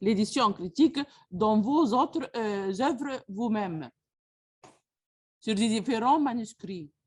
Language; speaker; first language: French; non-native, fluent; Arabic